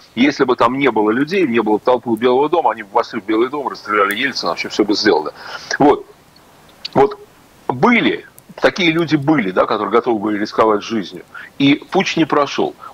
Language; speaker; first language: Russian; native; Russian